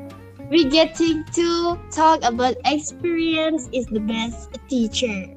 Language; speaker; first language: English; non-native, learner; Indonesian